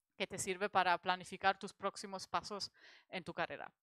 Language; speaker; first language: Spanish; non-native, fluent; German